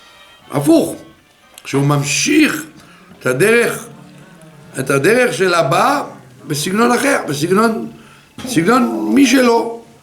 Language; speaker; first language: Hebrew; non-native, fluent; French